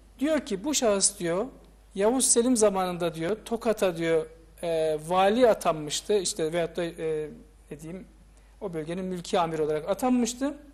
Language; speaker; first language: Turkish; native; Turkish